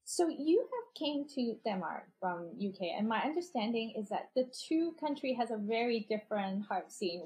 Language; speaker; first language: English; non-native, local second language; Cantonese